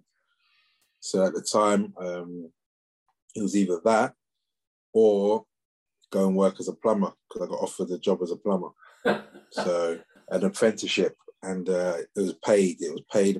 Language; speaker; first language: English; native; English